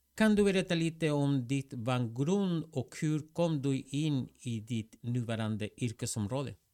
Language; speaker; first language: Swedish; non-native, fluent; Spanish